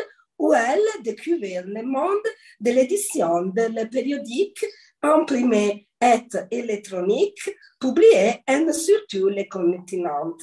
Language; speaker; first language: French; non-native, learner; Italian